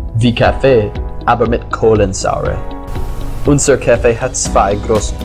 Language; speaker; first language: German; non-native, learner; English